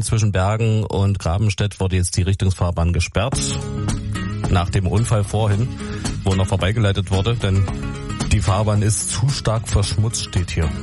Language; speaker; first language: German; native; German